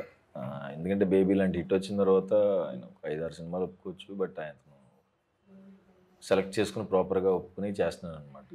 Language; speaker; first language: Telugu; native; Telugu